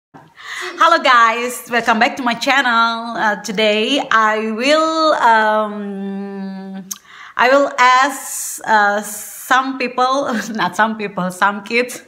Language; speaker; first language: English; non-native, learner; Indonesian